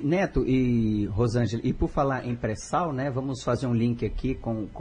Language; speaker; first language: Portuguese; native; Portuguese